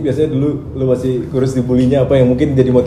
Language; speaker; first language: Indonesian; native; Indonesian